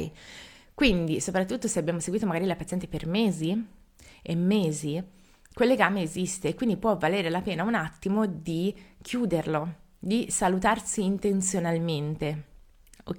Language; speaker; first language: Italian; native; Italian